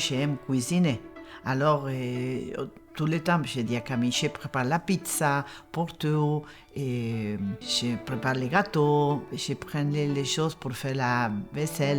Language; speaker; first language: French; non-native, learner; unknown